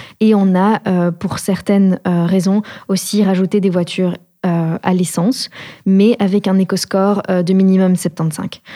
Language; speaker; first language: French; native; French